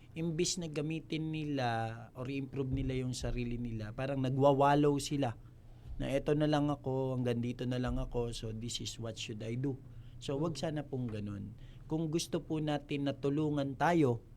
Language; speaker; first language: Filipino; native; Filipino